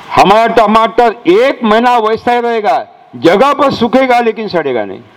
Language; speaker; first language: Hindi; non-native, local second language; Marathi